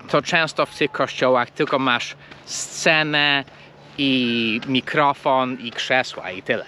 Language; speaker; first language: Polish; non-native, fluent; English